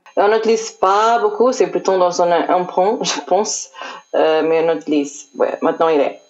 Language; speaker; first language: French; non-native, learner; Portuguese